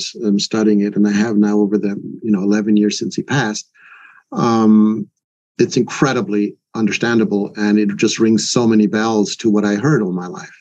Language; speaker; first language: English; non-native, fluent; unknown